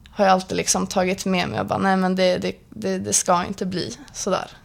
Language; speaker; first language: Swedish; native; Swedish